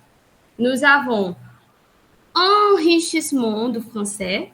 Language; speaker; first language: French; non-native, learner; Portuguese